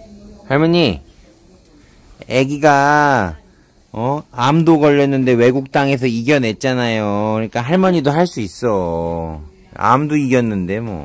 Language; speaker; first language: Korean; non-native, fluent; Vietnamese